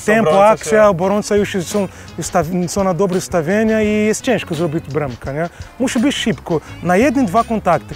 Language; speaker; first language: Polish; non-native, learner; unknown